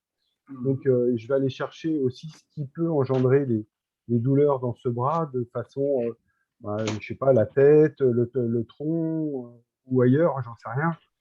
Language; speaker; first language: French; native; French